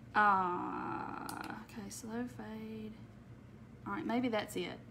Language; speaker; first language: English; native; English